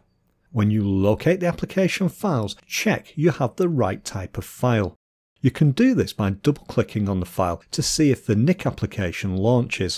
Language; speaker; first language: English; native; English